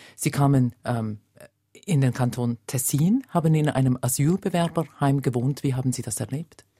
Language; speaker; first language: German; native; German